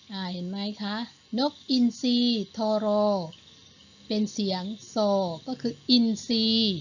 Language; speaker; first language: Thai; non-native, local second language; Malay